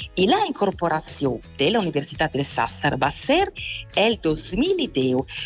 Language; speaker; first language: Catalan; non-native, local second language; Italian